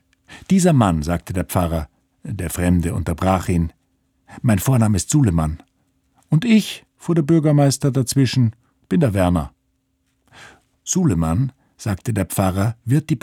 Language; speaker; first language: German; native; German